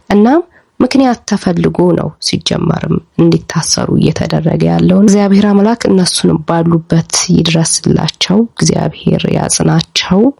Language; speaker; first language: Amharic; native; Amharic